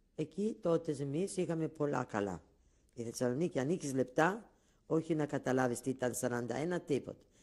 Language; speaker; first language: Greek; non-native, local second language; Ladino